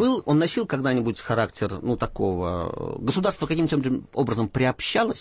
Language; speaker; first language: Russian; native; Russian